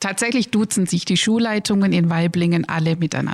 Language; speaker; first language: German; native; German